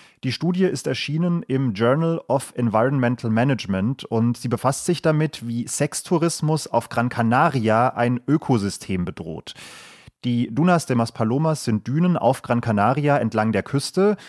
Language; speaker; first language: German; native; German